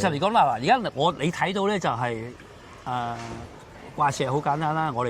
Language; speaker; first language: Cantonese; native; Cantonese